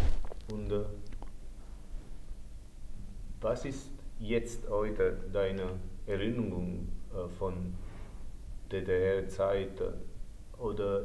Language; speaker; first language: German; non-native, learner; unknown